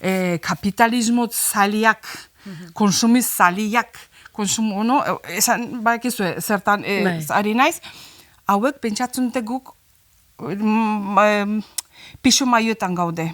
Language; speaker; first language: Basque; non-native, fluent; Azerbaijani